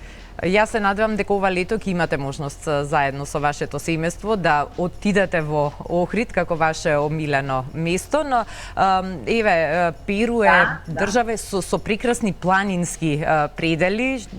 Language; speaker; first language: Macedonian; native; Macedonian